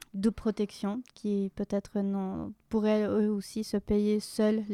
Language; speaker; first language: French; non-native, fluent; Spanish